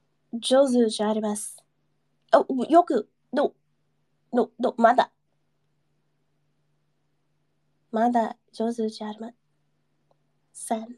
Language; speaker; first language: Japanese; non-native, learner; English